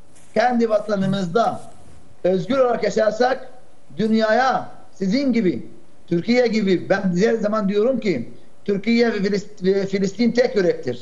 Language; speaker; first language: Turkish; non-native, fluent; Arabic